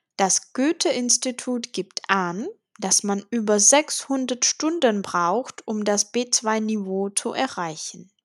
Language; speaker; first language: German; non-native, fluent; Czech